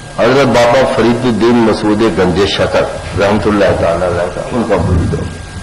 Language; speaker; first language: Urdu; non-native, local second language; Punjabi